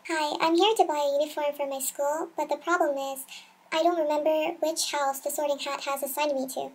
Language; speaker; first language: English; non-native, fluent; Korean